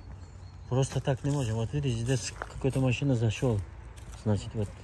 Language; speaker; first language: Russian; non-native, learner; Turkish